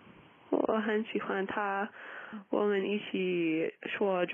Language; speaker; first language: Chinese; non-native, learner; English